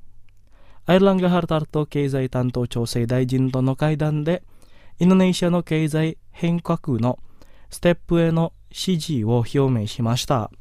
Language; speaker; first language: Japanese; non-native, local second language; Indonesian